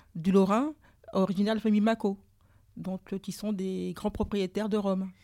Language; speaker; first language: French; native; French